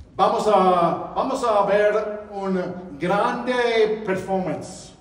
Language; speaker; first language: Spanish; non-native, learner; English